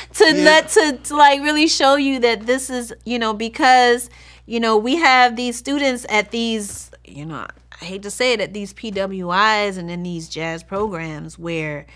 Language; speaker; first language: English; native; English